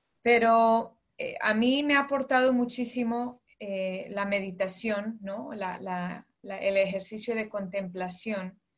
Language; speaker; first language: Spanish; early bilingual, heritage; Spanish